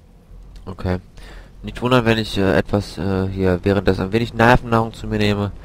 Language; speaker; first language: German; native; German